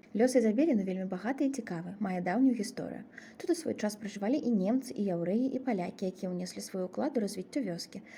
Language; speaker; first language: Belarusian; native; Belarusian